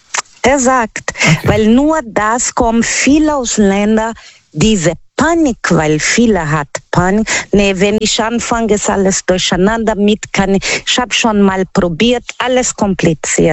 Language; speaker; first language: German; non-native, learner; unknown